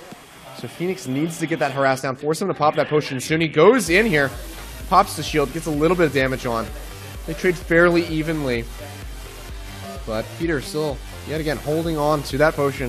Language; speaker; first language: English; native; English